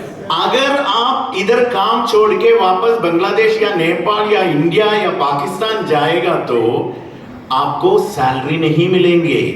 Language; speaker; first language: Hindi; non-native, learner; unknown